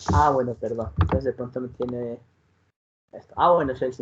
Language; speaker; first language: Spanish; native; Spanish